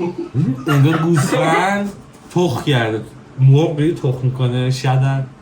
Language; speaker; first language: Persian; native; Persian